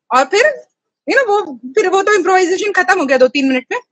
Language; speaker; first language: Hindi; native; Hindi